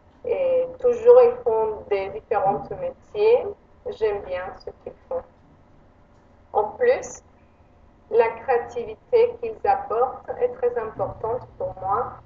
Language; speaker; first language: French; non-native, fluent; Spanish